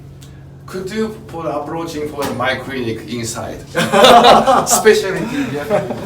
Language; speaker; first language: English; non-native, learner; Japanese